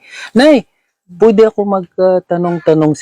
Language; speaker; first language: Filipino; non-native, learner; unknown